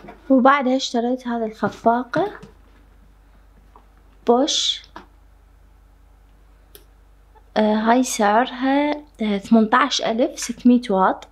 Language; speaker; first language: Arabic; native; Arabic